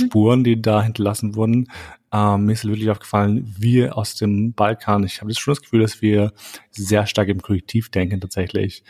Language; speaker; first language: German; early bilingual, other home language; Albanian